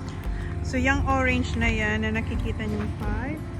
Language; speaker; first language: Filipino; native; Filipino